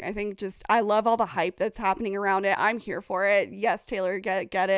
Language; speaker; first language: English; native; English